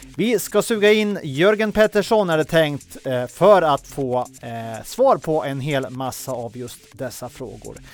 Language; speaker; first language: Swedish; native; Swedish